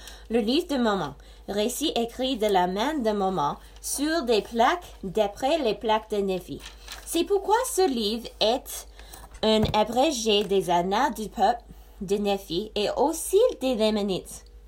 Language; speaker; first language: French; non-native, fluent; English